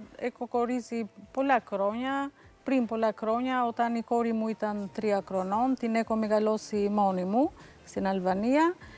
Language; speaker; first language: Greek; non-native, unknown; Albanian